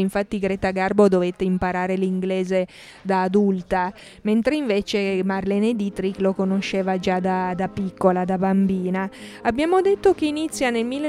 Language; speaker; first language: Italian; native; Italian